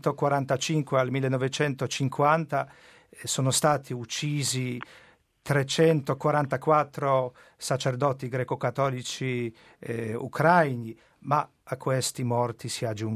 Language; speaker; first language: Italian; non-native, fluent; Polish